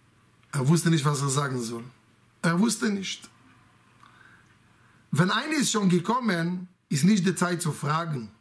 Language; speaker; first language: German; non-native, fluent; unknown